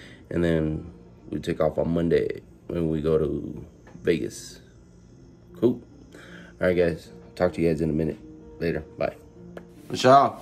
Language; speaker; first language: English; early bilingual, other home language; Spanish